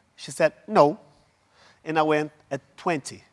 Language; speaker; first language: English; non-native, fluent; Portuguese